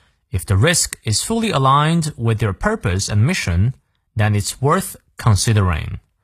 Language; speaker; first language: English; non-native, fluent; Chinese